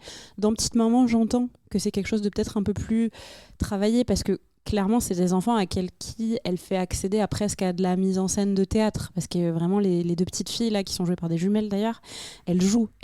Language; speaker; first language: French; native; French